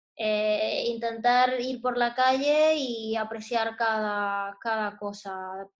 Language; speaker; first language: Spanish; native; Spanish